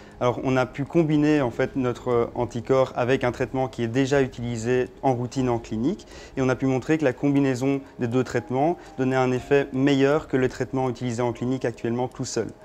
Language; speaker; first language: French; native; French